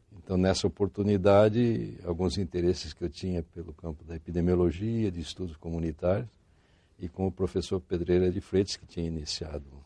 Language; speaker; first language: Portuguese; native; Portuguese